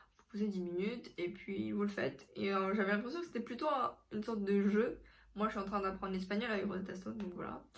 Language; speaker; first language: French; non-native, fluent; Korean